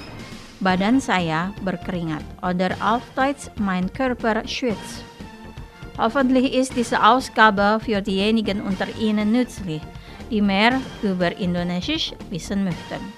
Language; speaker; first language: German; non-native, fluent; Indonesian